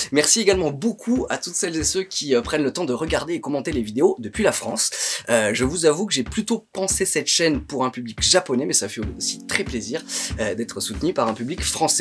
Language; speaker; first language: French; native; French